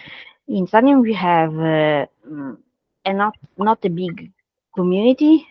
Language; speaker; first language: English; non-native, learner; Italian